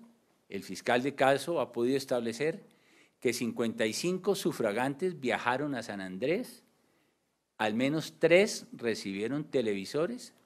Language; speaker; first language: Spanish; native; Spanish